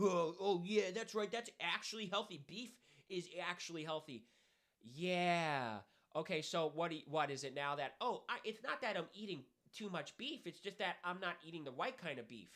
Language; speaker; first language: English; native; English